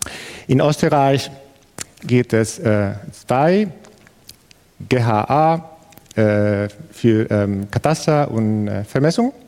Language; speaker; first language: German; non-native, fluent; Spanish